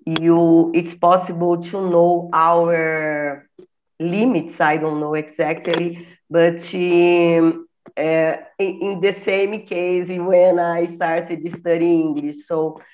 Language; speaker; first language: English; non-native, learner; Portuguese